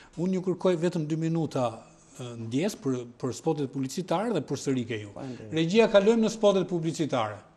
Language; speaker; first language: Albanian; native; Albanian